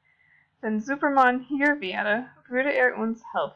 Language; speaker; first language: German; non-native, fluent; English